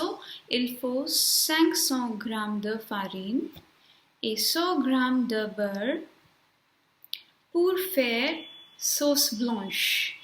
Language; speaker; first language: French; non-native, fluent; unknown